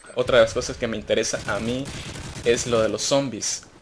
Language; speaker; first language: Spanish; native; Spanish